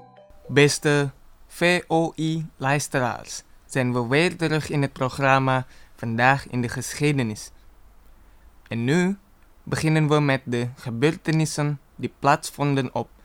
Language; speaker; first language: Dutch; non-native, fluent; Indonesian